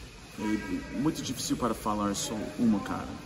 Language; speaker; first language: Portuguese; non-native, learner; English